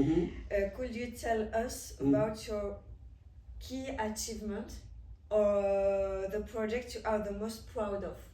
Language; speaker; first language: English; non-native, fluent; French